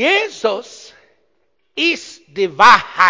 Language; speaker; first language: German; non-native, learner; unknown